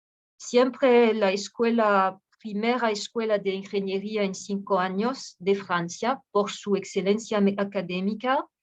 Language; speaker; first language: Spanish; non-native, fluent; French